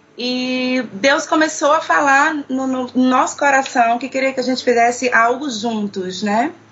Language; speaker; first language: Portuguese; native; Portuguese